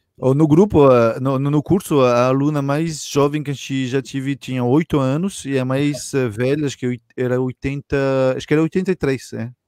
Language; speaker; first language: Portuguese; non-native, fluent; French